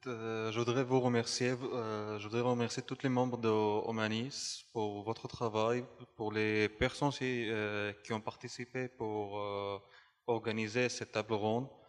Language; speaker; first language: French; non-native, fluent; Arabic